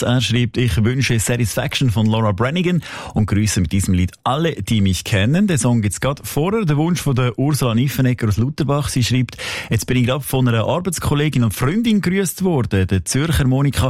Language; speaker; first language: German; native; German